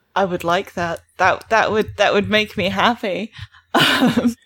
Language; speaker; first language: English; native; English